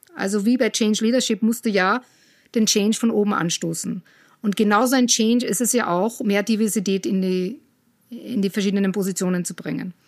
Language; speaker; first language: German; native; German